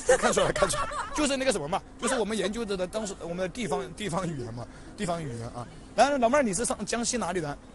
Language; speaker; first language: Chinese; native; Chinese